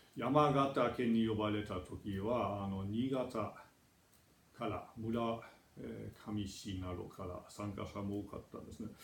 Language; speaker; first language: Japanese; non-native, fluent; German